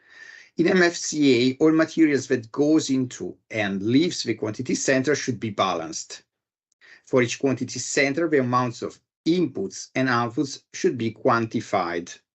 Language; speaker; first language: English; non-native, fluent; Italian